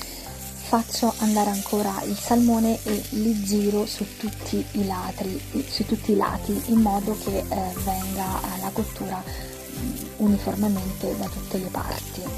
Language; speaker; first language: Italian; native; Italian